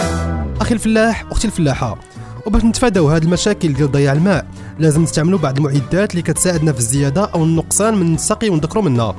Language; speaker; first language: Arabic; native; Arabic